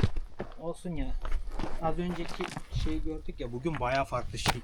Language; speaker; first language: Turkish; native; Turkish